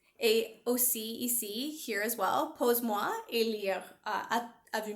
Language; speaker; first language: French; non-native, learner; English